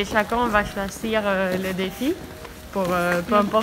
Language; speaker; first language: French; non-native, learner; Spanish